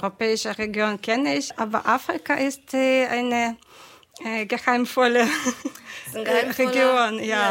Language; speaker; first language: German; non-native, fluent; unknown